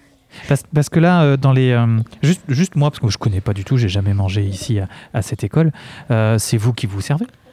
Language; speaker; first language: French; native; French